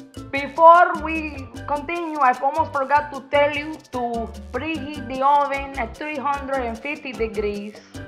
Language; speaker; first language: English; early bilingual, other home language; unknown